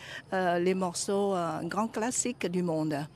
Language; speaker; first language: French; non-native, fluent; Vietnamese